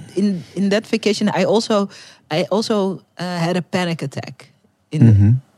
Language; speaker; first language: English; non-native, fluent; Dutch